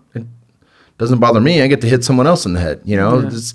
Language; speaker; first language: English; native; English